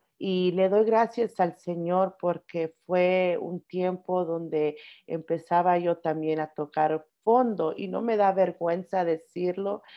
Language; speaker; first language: Spanish; early bilingual, heritage; Spanish